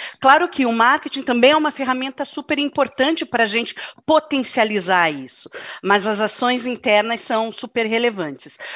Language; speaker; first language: Portuguese; native; Portuguese